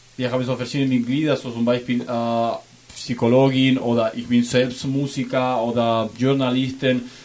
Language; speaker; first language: German; non-native, learner; Spanish